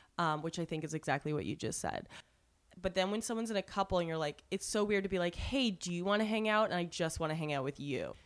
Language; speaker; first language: English; native; English